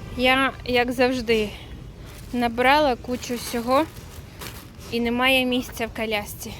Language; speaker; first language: Ukrainian; native; Ukrainian